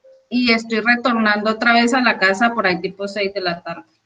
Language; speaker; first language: Spanish; native; Spanish